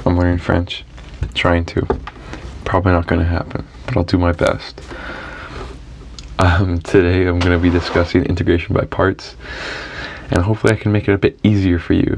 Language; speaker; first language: English; native; English